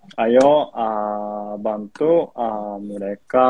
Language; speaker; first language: Indonesian; non-native, fluent; Japanese